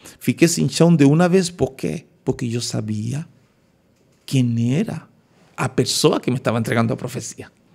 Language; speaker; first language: Portuguese; non-native, learner; Spanish